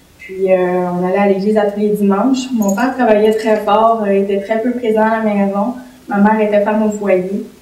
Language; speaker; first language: French; native; French